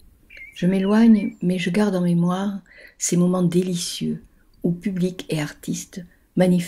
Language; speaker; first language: French; native; French